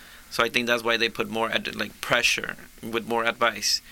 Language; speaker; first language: English; early bilingual, other home language; Spanish